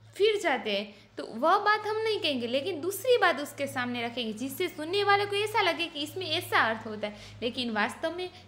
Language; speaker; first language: Hindi; non-native, local second language; Gujarati